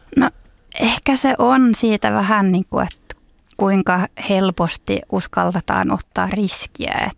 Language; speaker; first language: Finnish; early bilingual, heritage; Finnish